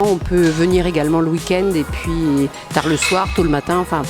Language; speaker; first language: French; native; French